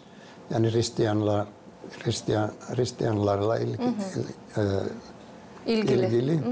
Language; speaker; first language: Turkish; non-native, fluent; Finnish